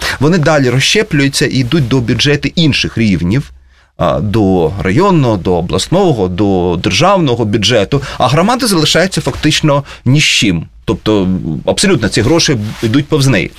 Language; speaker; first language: Ukrainian; native; Ukrainian